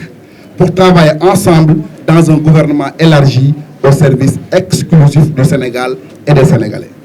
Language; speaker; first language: French; non-native, local second language; Wolof